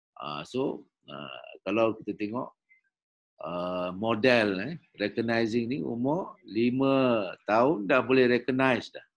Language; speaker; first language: Malay; native; Malay